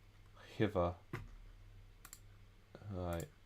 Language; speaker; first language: Finnish; non-native, learner; English